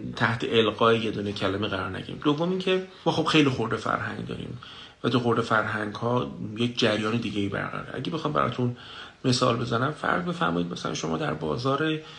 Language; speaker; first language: Persian; native; Persian